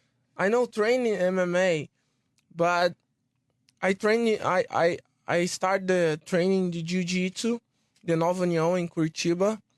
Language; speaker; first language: English; non-native, learner; Portuguese